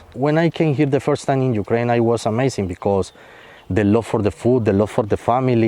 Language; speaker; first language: English; non-native, fluent; Spanish